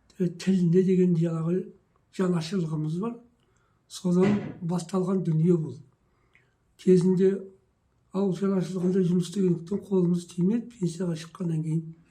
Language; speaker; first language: Kazakh; native; Kazakh